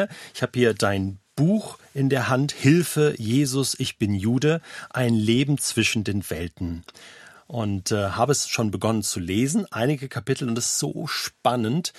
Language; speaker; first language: German; native; German